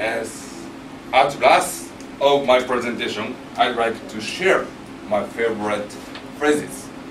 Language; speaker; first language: English; non-native, learner; Japanese